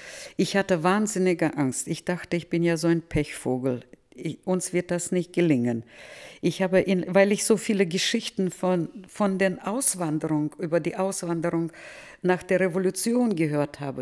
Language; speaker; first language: German; early bilingual, heritage; Russian